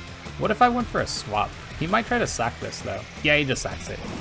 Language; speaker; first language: English; native; English